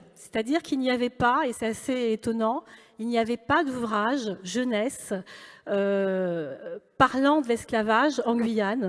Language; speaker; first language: French; native; French